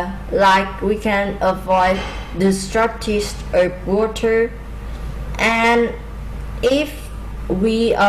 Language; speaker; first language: English; non-native, learner; Vietnamese